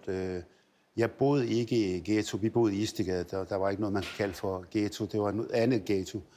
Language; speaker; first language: Danish; early bilingual, other home language; Arabic